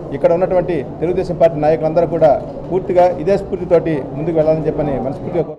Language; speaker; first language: Telugu; native; Telugu